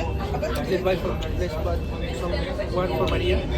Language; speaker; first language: English; non-native, learner; Spanish